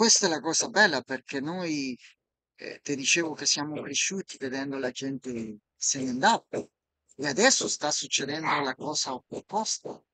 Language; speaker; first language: Italian; non-native, fluent; Spanish